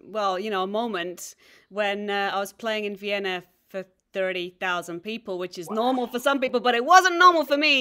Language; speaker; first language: English; native; English